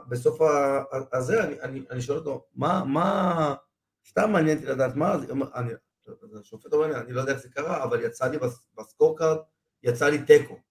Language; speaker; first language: Hebrew; non-native, fluent; Spanish